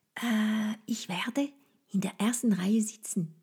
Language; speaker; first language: German; non-native, fluent; French